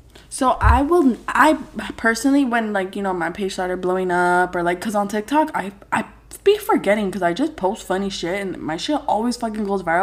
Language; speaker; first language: English; early bilingual, other home language; Spanish